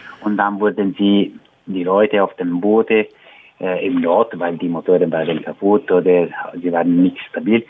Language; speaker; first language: German; non-native, learner; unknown